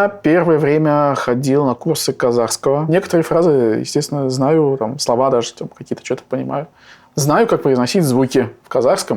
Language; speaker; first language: Russian; native; Russian